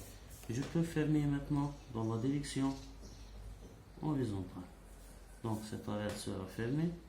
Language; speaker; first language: French; non-native, local second language; Arabic